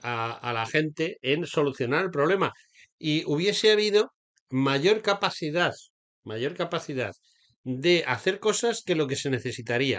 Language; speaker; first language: Spanish; native; Spanish